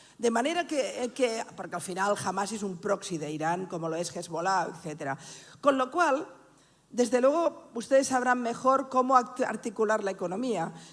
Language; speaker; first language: Spanish; non-native, local second language; Catalan